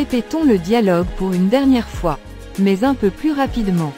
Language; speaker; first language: French; non-native, local second language; Arabic